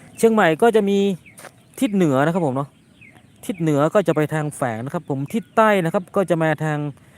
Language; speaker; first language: Thai; native; Thai